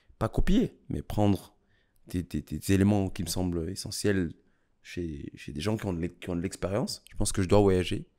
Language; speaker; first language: French; early bilingual, other home language; Kabuverdianu